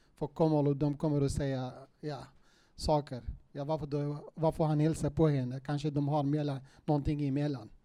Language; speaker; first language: Swedish; non-native, fluent; Kurdish